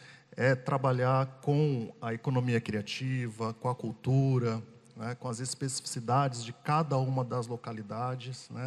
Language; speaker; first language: Portuguese; native; Portuguese